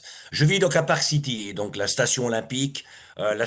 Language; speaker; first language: French; native; French